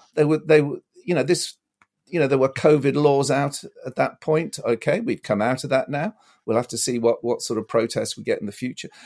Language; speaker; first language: English; native; English